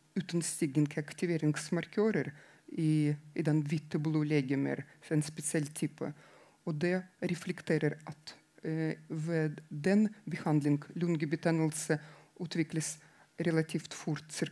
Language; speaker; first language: Norwegian; non-native, fluent; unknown